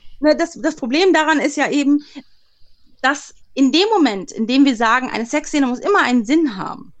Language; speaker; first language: German; native; German